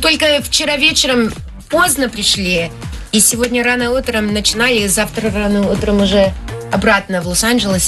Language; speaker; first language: Russian; early bilingual, heritage; Russian